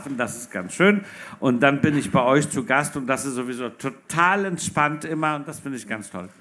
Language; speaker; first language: German; non-native, fluent; Polish